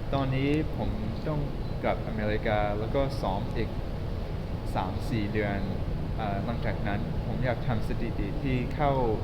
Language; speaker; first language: Thai; early bilingual, heritage; English